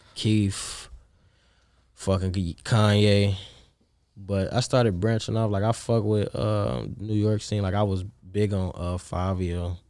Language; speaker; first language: English; native; English